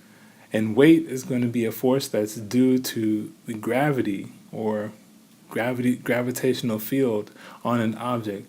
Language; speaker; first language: English; native; English